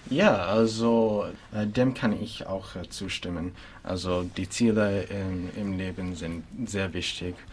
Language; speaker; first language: German; non-native, fluent; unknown